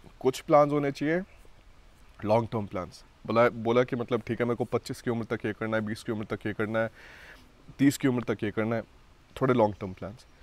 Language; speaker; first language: Hindi; native; Hindi